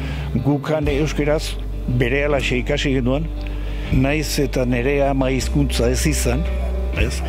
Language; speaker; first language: Basque; early bilingual, other home language; Spanish